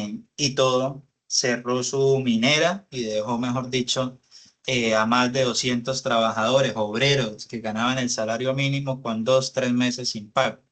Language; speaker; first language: Spanish; native; Spanish